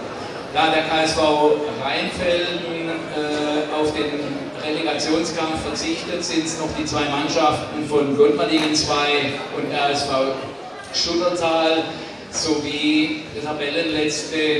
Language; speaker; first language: German; native; German